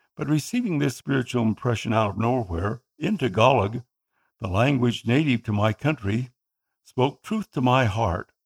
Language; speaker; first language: English; non-native, local second language; Filipino